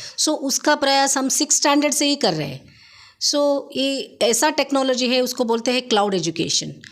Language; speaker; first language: Hindi; non-native, local second language; Kannada